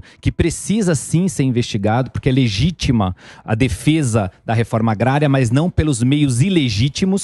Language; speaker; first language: Portuguese; native; Portuguese